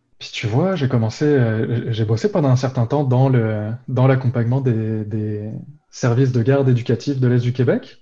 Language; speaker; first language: French; native; French